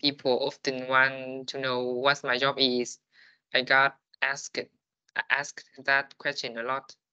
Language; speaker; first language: English; non-native, learner; Vietnamese